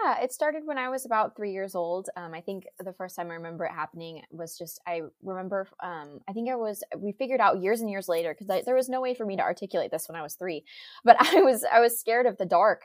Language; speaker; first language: English; native; English